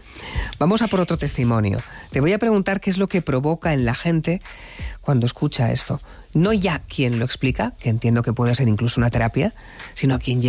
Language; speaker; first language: Spanish; native; Spanish